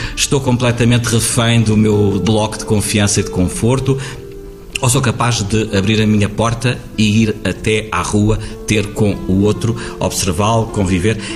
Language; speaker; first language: Portuguese; native; Portuguese